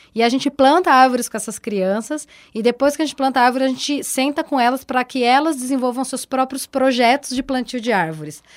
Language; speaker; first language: Portuguese; native; Portuguese